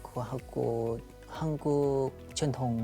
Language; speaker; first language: Korean; non-native, learner; Vietnamese